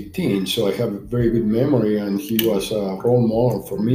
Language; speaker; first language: English; non-native, learner; Spanish